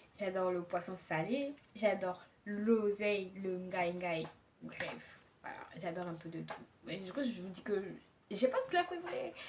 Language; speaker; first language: French; native; French